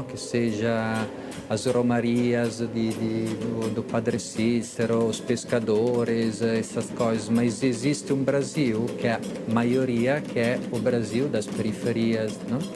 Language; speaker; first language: Portuguese; non-native, fluent; Italian